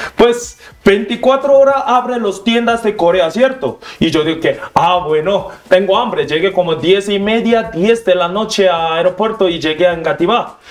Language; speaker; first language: Spanish; non-native, learner; Korean